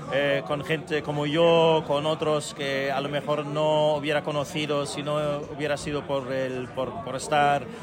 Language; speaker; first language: Spanish; non-native, fluent; German